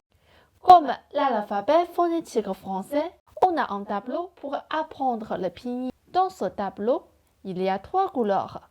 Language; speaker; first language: French; non-native, fluent; Chinese